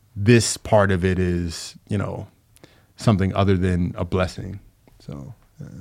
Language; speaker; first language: English; native; English